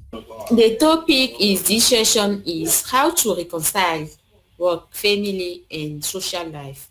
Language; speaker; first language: English; non-native, learner; French